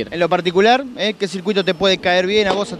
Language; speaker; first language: Spanish; native; Spanish